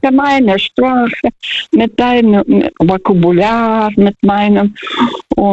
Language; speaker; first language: German; non-native, fluent; Russian